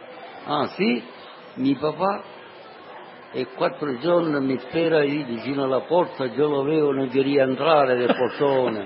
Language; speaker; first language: Italian; non-native, learner; Sicilian